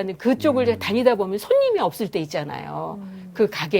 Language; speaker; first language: Korean; native; Korean